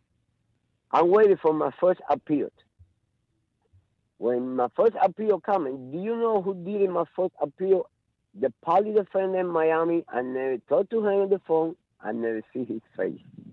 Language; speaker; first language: English; non-native, learner; Spanish